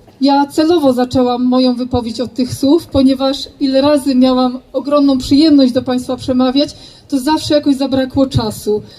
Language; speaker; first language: Polish; native; Polish